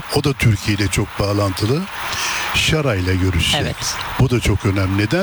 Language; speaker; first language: Turkish; native; Turkish